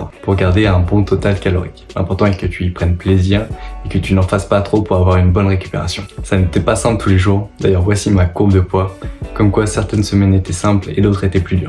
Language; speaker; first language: French; native; French